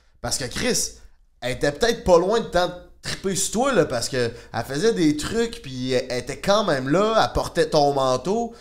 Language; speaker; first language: French; native; French